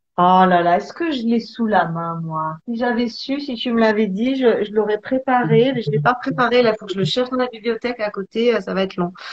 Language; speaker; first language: French; early bilingual, other home language; Italian